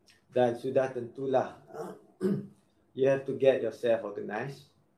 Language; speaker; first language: English; non-native, local second language; Malay